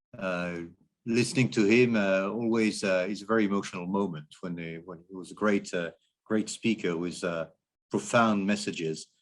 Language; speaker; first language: English; non-native, fluent; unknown